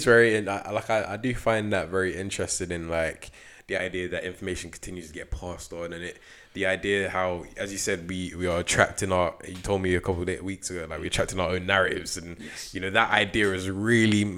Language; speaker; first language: English; native; English